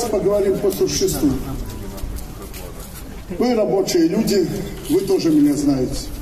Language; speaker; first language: Russian; native; Russian